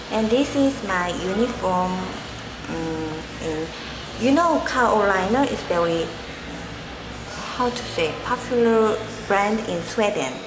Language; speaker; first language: English; non-native, learner; Korean